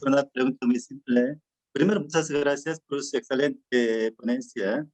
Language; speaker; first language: Spanish; non-native, fluent; Korean